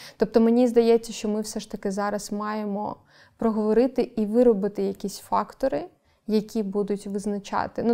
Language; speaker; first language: Ukrainian; non-native, local second language; Crimean Tatar